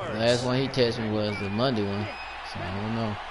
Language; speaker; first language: English; native; English